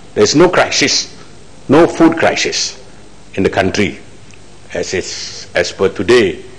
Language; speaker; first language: English; non-native, local second language; Malay